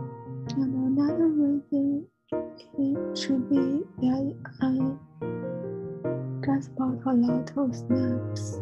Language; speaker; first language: English; non-native, learner; Chinese